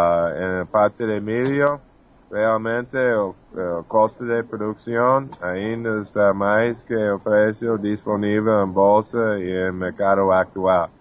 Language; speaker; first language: Portuguese; non-native, fluent; English